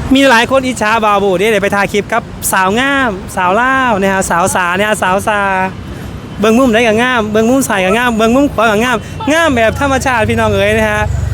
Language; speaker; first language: Thai; native; Thai